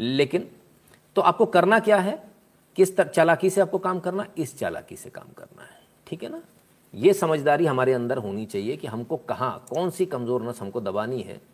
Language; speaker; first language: Hindi; native; Hindi